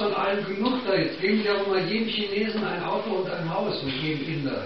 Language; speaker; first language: German; native; German